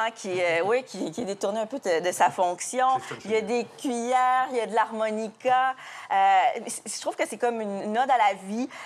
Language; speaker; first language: French; native; French